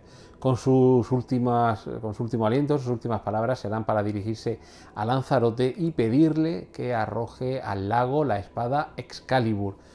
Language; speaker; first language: Spanish; native; Spanish